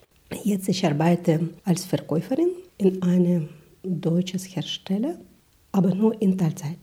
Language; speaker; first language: German; non-native, learner; Ukrainian